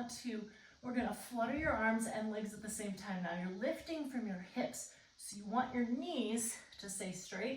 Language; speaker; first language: English; native; English